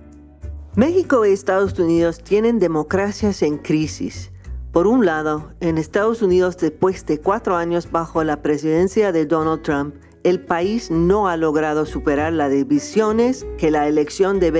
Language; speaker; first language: Spanish; non-native, fluent; English